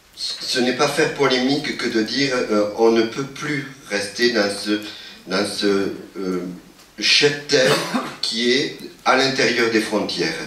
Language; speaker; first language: French; native; French